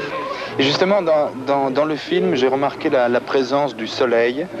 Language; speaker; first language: French; native; French